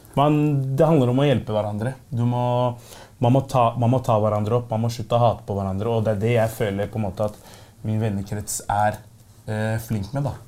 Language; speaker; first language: Norwegian; early bilingual, other home language; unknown